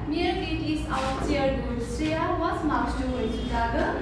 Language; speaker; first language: German; non-native, learner; Nepali